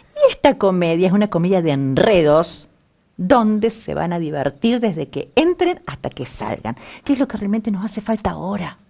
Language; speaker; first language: Spanish; native; Spanish